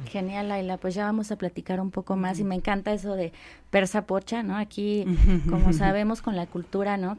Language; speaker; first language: Spanish; native; Spanish